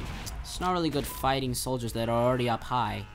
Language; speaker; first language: English; native; English